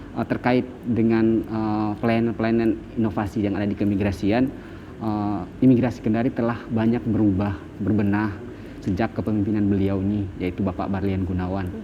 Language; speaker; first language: Indonesian; native; Indonesian